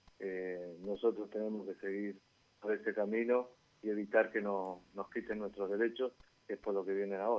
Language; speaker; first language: Spanish; native; Spanish